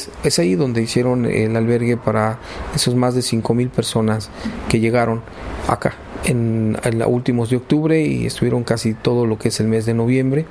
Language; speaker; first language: Spanish; native; Spanish